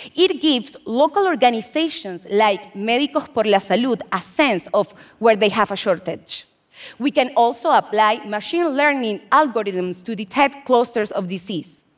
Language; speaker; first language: English; non-native, fluent; Spanish